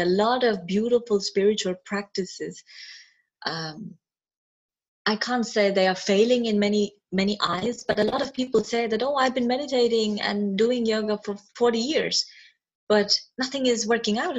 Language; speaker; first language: English; non-native, local second language; Malayalam